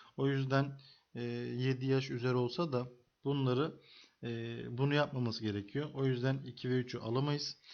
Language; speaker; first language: Turkish; native; Turkish